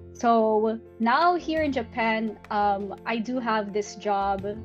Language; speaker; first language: English; non-native, local second language; Filipino